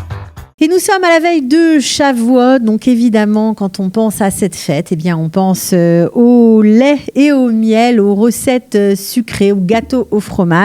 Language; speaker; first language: French; native; French